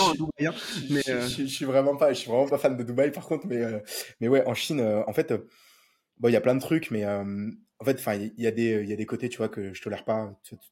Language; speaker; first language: French; native; French